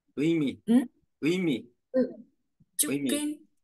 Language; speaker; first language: Korean; native; Korean